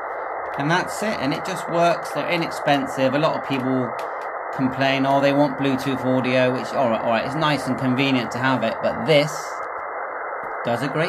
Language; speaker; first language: English; native; English